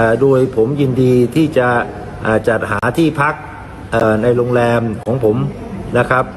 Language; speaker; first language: Thai; native; Thai